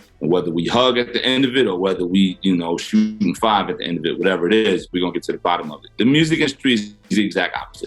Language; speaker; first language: English; native; English